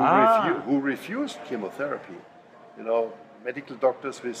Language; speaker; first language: English; non-native, fluent; German